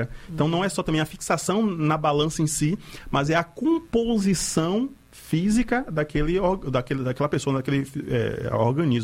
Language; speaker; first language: Portuguese; native; Portuguese